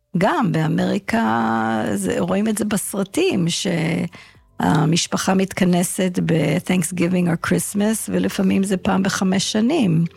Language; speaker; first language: Hebrew; early bilingual, heritage; English